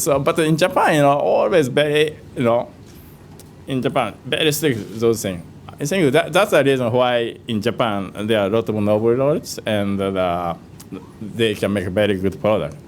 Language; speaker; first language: English; non-native, fluent; Japanese